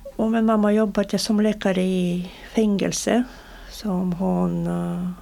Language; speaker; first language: Swedish; non-native, learner; Russian